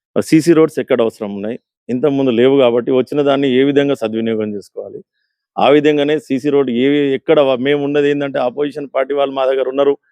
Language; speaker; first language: Telugu; non-native, local second language; Lambadi